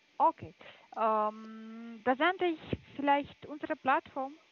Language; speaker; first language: German; non-native, learner; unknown